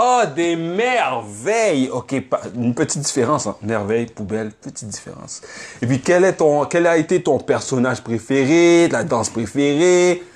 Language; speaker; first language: French; native; French